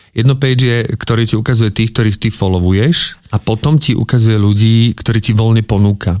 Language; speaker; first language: Slovak; native; Slovak